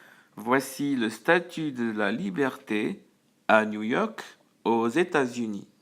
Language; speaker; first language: French; non-native, fluent; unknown